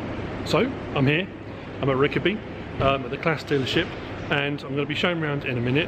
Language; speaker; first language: English; native; English